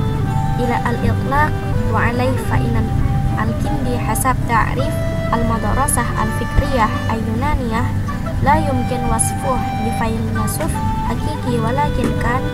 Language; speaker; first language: Arabic; non-native, learner; Indonesian